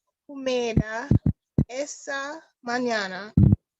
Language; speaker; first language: Spanish; non-native, learner; English